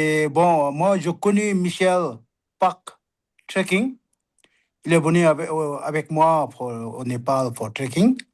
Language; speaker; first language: French; non-native, learner; Sherpa